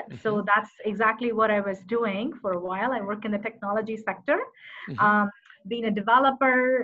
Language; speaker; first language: English; non-native, local second language; Tamil